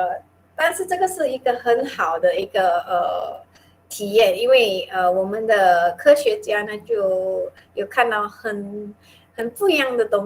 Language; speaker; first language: Chinese; non-native, local second language; Min Nan Chinese